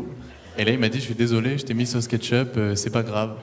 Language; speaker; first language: French; native; French